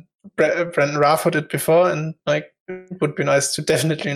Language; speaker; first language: English; non-native, fluent; German